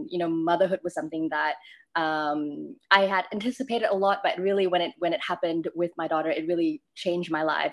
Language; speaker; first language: English; non-native, local second language; Malay